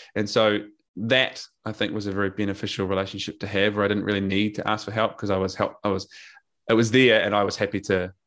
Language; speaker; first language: English; native; English